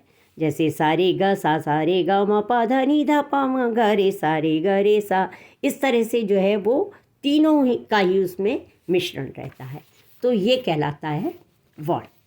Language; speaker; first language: Hindi; native; Hindi